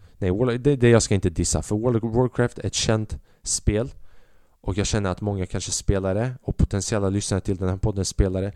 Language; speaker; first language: Swedish; early bilingual, other home language; Albanian